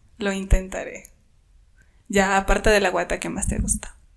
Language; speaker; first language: Spanish; native; Spanish